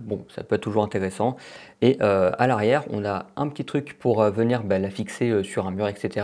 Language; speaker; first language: French; native; French